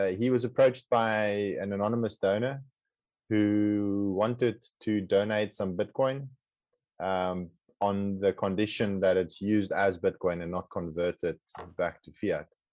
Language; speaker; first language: English; non-native, local second language; Afrikaans